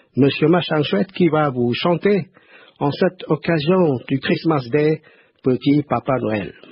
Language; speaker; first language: French; non-native, fluent; Khmer